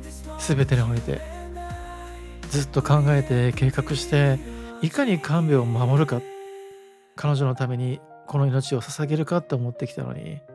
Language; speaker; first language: Japanese; native; Japanese